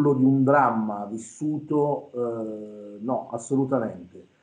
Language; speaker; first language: Italian; native; Italian